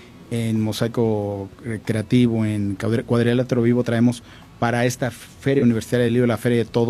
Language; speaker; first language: Spanish; native; Spanish